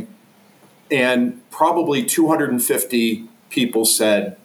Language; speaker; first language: English; native; English